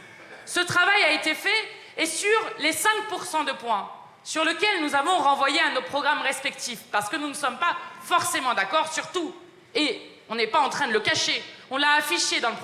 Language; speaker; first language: French; native; French